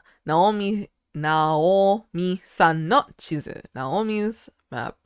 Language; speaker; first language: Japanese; non-native, learner; English